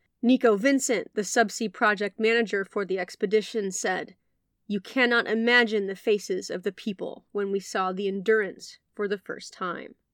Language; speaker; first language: English; native; English